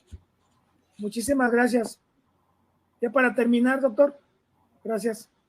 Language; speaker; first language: Spanish; native; Spanish